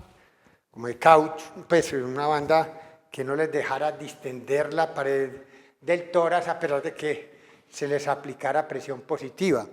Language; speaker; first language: Spanish; native; Spanish